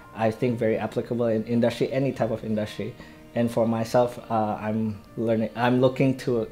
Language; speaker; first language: English; non-native, fluent; Indonesian